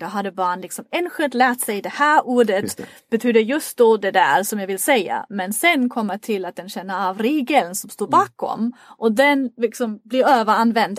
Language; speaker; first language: Swedish; non-native, fluent; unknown